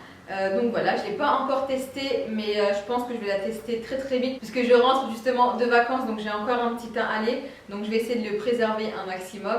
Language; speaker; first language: French; native; French